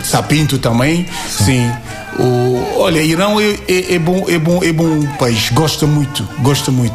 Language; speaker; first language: Portuguese; non-native, learner; Yoruba